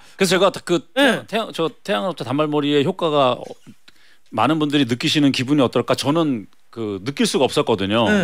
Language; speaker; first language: Korean; native; Korean